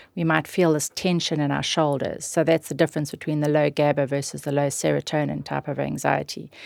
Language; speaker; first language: English; native; English